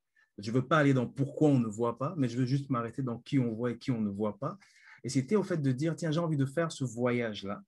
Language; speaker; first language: French; non-native, local second language; Lingala